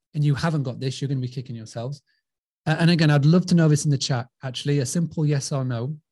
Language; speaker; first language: English; native; English